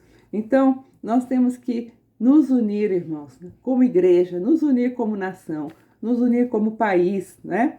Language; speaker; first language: Portuguese; native; Portuguese